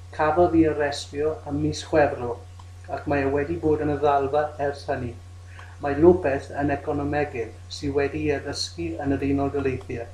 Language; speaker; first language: Welsh; non-native, local second language; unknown